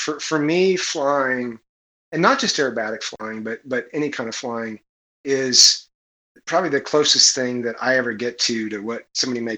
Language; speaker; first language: English; native; English